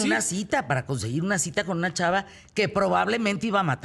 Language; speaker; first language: Spanish; native; Spanish